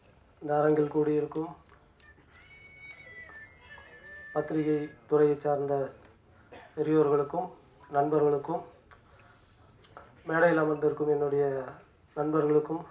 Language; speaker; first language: Tamil; native; Tamil